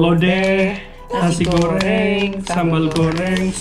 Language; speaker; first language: Indonesian; native; Indonesian